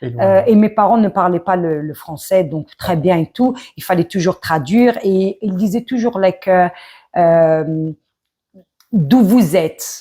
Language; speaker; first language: French; early bilingual, other home language; Arabic